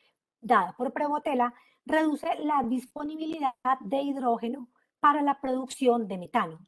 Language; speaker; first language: Spanish; native; Spanish